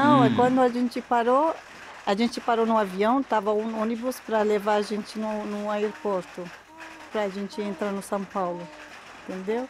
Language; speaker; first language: Portuguese; non-native, learner; Arabic